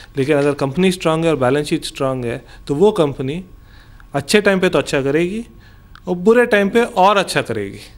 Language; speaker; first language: Hindi; non-native, local second language; Gujarati